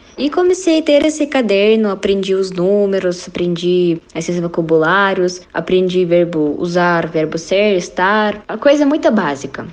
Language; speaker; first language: Portuguese; non-native, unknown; Russian